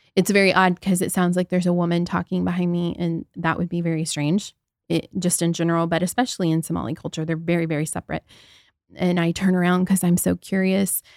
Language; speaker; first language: English; native; English